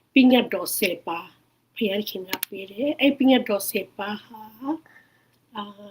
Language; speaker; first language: Burmese; non-native, local second language; Hakha Chin